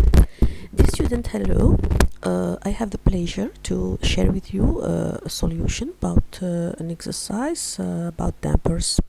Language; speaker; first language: English; non-native, fluent; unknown